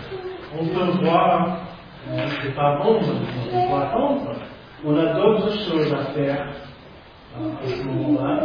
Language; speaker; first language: French; non-native, fluent; English